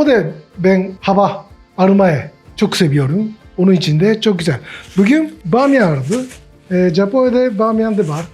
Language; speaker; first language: Turkish; non-native, learner; Japanese